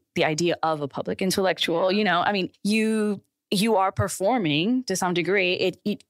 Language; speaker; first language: English; non-native, local second language; Urdu